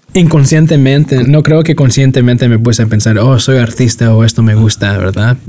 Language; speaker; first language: Spanish; early bilingual, heritage; Spanish